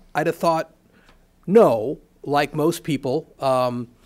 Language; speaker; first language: English; native; English